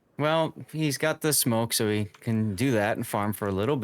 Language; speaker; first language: English; native; English